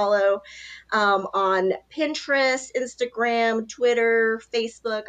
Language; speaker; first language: English; early bilingual, other home language; Chinese